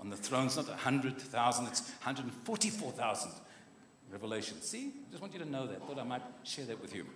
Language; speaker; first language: English; non-native, local second language; Afrikaans